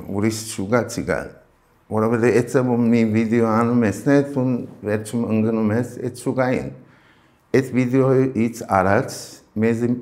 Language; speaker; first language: Armenian; early bilingual, heritage; Armenian